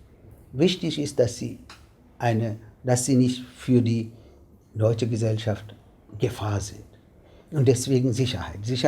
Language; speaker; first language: German; non-native, fluent; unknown